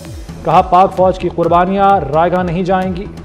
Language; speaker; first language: Urdu; native; Urdu